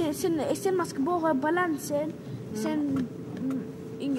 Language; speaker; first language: Swedish; non-native, local second language; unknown